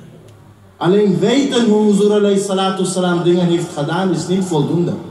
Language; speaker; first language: Dutch; early bilingual, heritage; Urdu